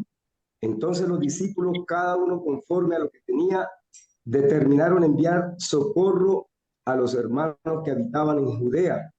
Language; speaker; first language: Spanish; native; Spanish